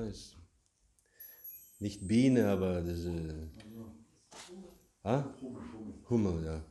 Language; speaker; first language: German; non-native, learner; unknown